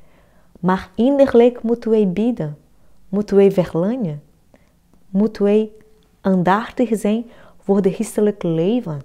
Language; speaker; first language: Dutch; non-native, fluent; Portuguese